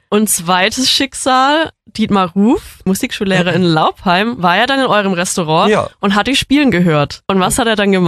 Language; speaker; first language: German; native; German